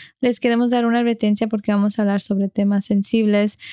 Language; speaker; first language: Spanish; early bilingual, heritage; Spanish